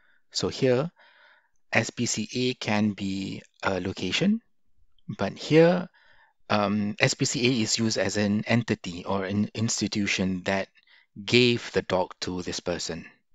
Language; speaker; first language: English; non-native, local second language; Malay